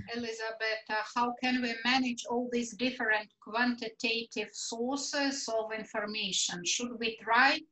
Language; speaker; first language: English; non-native, fluent; Latvian